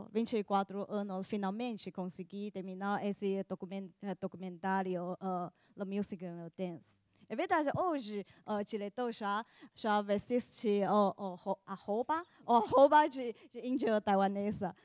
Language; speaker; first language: Portuguese; non-native, learner; Chinese